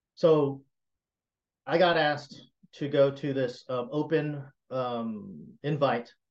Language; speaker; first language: English; native; English